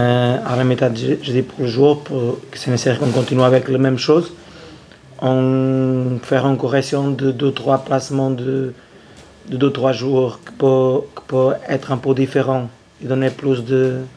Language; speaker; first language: French; non-native, learner; Portuguese